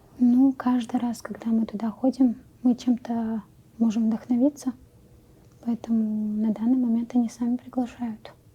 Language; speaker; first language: Russian; non-native, local second language; Chechen